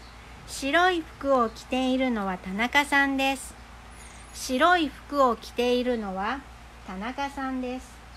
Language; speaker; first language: Japanese; non-native, fluent; Filipino